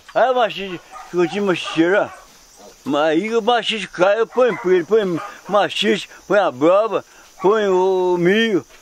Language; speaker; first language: Portuguese; native; Portuguese